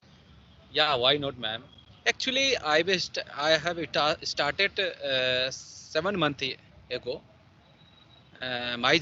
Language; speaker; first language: English; non-native, learner; Hindi